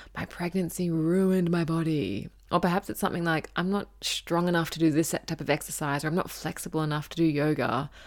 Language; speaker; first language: English; native; English